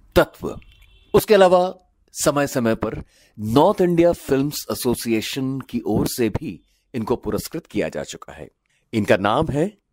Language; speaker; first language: Hindi; native; Hindi